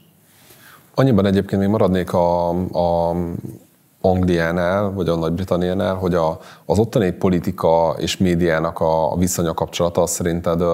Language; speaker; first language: Hungarian; native; Hungarian